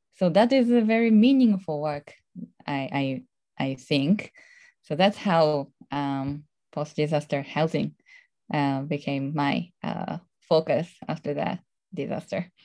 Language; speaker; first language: English; non-native, fluent; Japanese